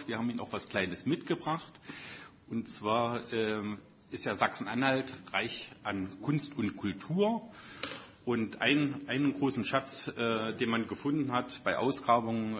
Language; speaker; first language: German; native; German